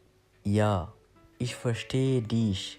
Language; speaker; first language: German; non-native, learner; Bangla